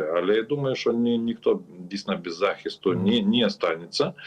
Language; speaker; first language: Ukrainian; non-native, learner; Lithuanian